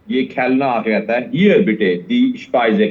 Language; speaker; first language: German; non-native, fluent; Urdu